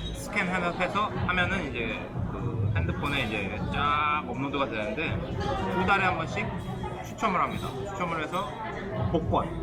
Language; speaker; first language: Korean; native; Korean